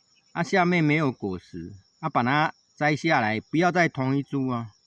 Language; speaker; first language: Chinese; non-native, local second language; Min Nan Chinese